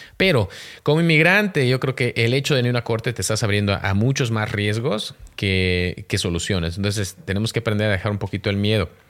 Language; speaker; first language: Spanish; native; Spanish